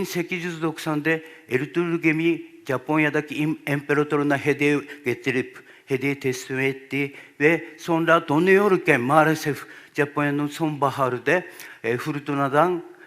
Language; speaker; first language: Turkish; non-native, learner; Japanese